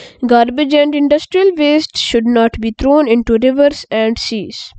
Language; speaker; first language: English; non-native, local second language; Urdu